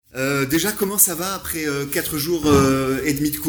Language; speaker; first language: French; native; French